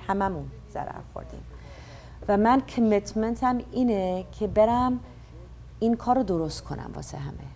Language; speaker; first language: Persian; early bilingual, heritage; Persian